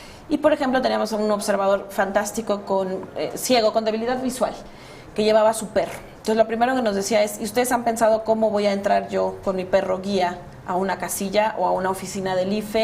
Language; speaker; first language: Spanish; native; Spanish